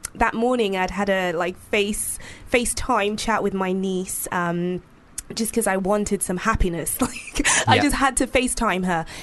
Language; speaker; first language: English; non-native, local second language; Yoruba